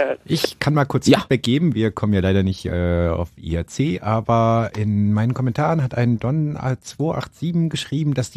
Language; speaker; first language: German; native; German